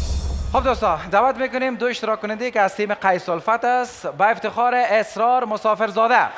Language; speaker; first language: Persian; native; Persian